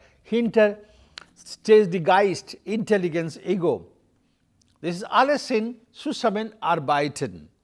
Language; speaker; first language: German; non-native, learner; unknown